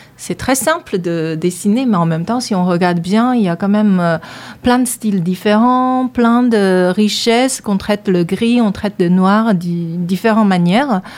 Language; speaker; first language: French; non-native, fluent; Chinese